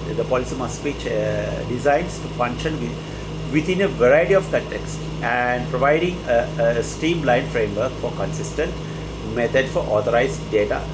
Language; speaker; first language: English; non-native, local second language; Sinhala